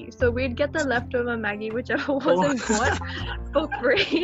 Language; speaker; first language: English; native; English